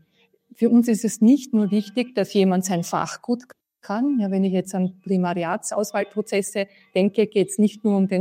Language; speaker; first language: German; native; German